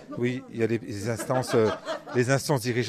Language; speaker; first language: French; native; French